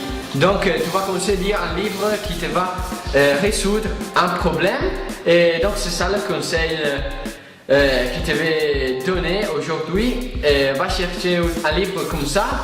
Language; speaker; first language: French; non-native, fluent; Italian